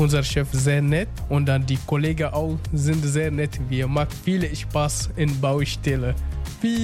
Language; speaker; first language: German; non-native, learner; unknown